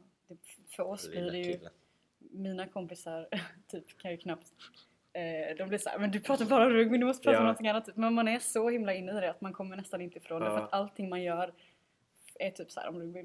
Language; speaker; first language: Swedish; native; Swedish